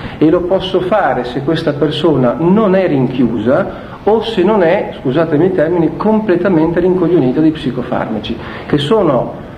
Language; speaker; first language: Italian; native; Italian